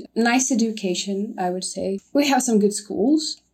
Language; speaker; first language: English; non-native, fluent; Russian